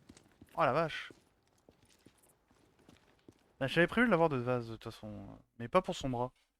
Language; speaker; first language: French; native; French